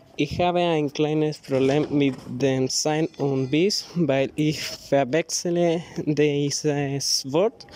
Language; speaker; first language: German; non-native, learner; Spanish